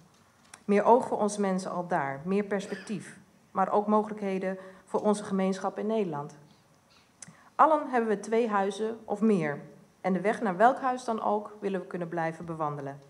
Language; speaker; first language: Dutch; non-native, local second language; Papiamento